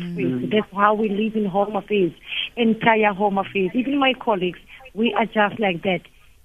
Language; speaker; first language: English; non-native, local second language; Zulu